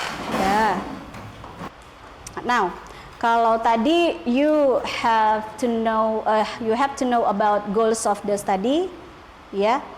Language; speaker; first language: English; non-native, learner; Indonesian